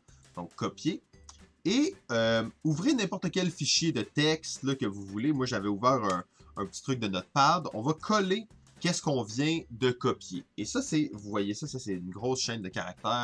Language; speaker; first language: French; native; French